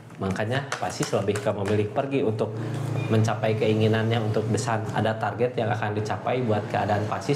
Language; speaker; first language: Indonesian; native; Indonesian